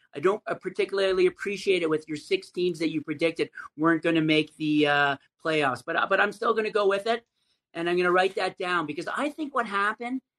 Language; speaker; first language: English; native; English